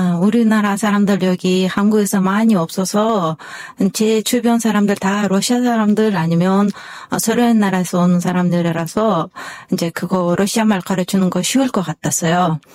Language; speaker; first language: Korean; non-native, fluent; Kyrgyz